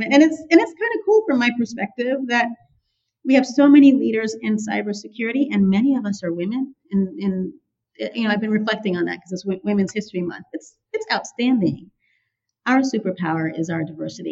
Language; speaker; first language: English; native; English